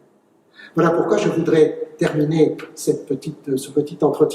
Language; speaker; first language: French; native; French